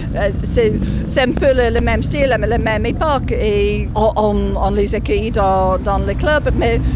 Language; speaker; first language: French; non-native, fluent; English